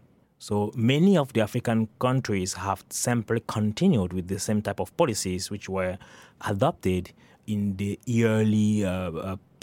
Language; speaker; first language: English; non-native, local second language; French